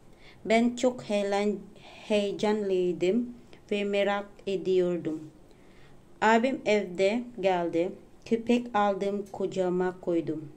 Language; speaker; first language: Turkish; non-native, learner; Filipino